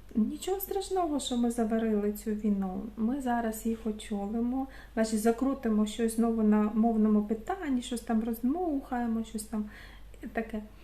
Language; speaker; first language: Ukrainian; non-native, local second language; Russian